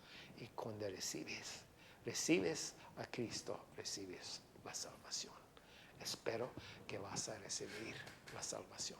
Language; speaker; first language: Spanish; non-native, fluent; English